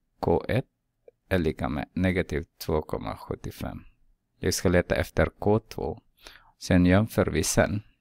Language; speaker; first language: Swedish; non-native, fluent; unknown